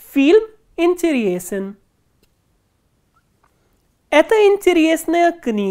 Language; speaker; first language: Russian; non-native, fluent; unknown